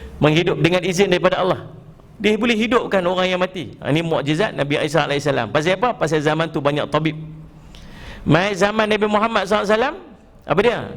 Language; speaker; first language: Malay; native; Malay